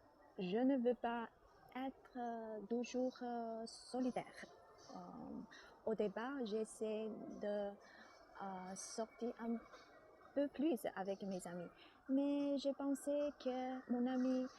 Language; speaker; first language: French; non-native, learner; Chinese